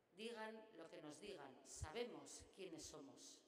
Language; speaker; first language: Spanish; non-native, local second language; Basque